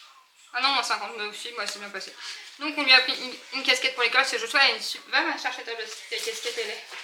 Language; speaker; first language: French; native; French